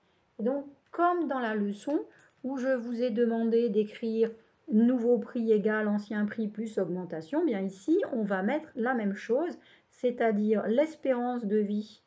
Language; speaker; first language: French; native; French